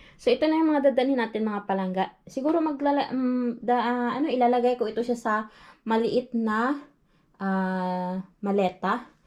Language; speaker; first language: Filipino; non-native, local second language; Cebuano